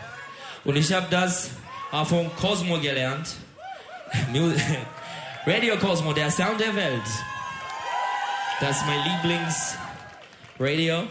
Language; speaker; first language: German; non-native, learner; Turkish